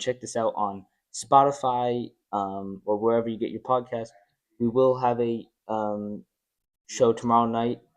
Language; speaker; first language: English; native; English